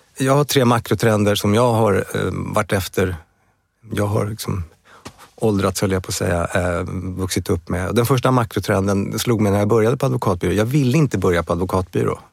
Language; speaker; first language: Swedish; native; Swedish